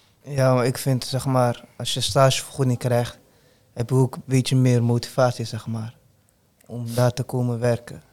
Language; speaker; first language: Dutch; non-native, learner; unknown